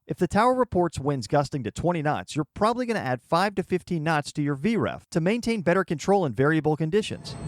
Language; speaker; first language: English; native; English